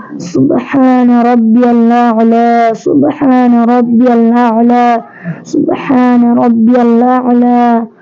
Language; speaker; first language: Arabic; non-native, learner; Bangla